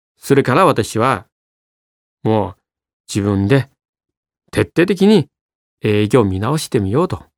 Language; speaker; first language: Japanese; non-native, fluent; Chinese